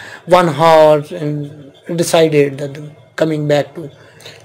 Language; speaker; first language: English; non-native, learner; Urdu